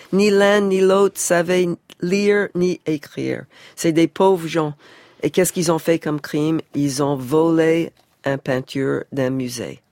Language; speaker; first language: French; non-native, fluent; English